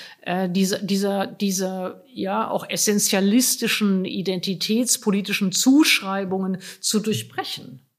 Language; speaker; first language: German; native; German